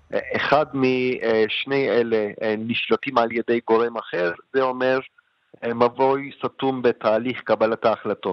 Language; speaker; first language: Hebrew; non-native, fluent; Turkish